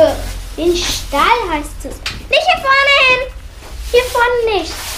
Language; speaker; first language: German; native; German